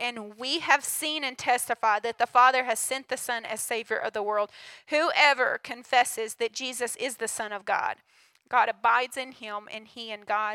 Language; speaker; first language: English; native; English